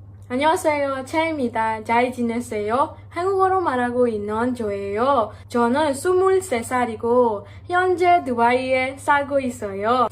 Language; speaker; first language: Korean; non-native, learner; Burmese